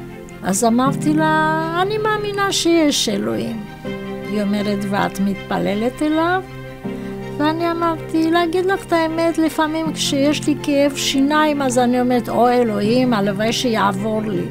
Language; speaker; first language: Hebrew; non-native, fluent; Romanian